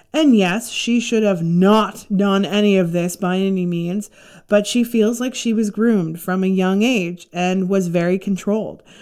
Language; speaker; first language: English; native; English